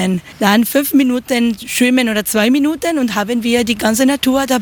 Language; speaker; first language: German; non-native, learner; Spanish